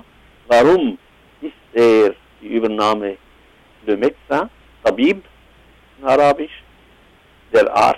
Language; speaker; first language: German; non-native, fluent; Arabic